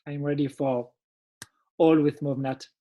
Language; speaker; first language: English; non-native, learner; French